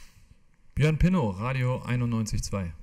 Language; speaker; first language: German; native; German